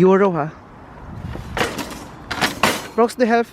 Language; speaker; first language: German; non-native, learner; Filipino